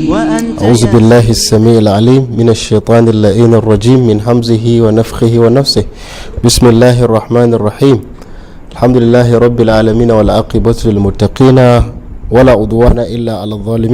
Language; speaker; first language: Arabic; non-native, fluent; Hausa